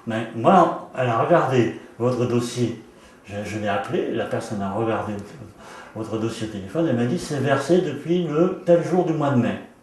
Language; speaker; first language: French; native; French